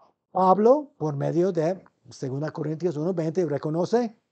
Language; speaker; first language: Spanish; non-native, fluent; English